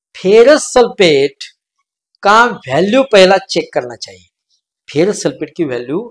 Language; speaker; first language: Hindi; non-native, local second language; Marathi